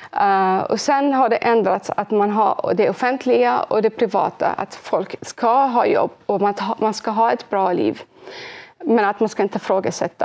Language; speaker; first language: Swedish; early bilingual, other home language; Arabic